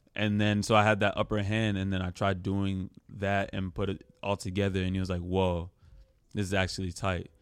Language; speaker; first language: English; early bilingual, other home language; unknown